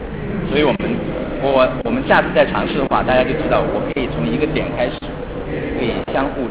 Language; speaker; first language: Chinese; native; Chinese